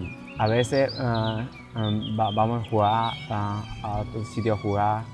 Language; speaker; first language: Spanish; non-native, learner; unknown